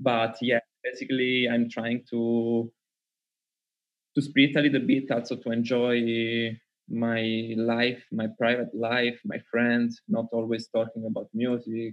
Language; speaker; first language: English; non-native, learner; Italian